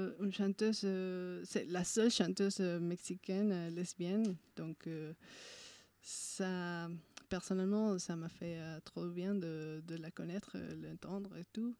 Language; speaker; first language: French; non-native, fluent; Spanish